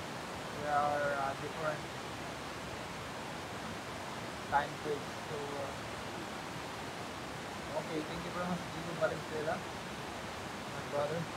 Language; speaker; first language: English; non-native, local second language; Filipino